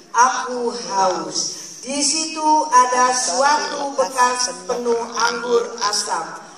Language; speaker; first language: Indonesian; native; Indonesian